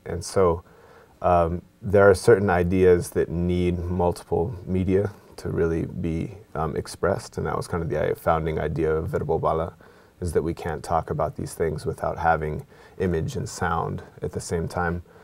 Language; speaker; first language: English; native; English